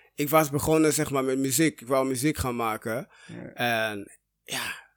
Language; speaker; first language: Dutch; early bilingual, other home language; Portuguese